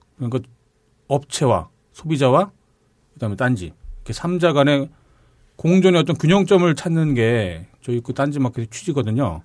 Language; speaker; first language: Korean; native; Korean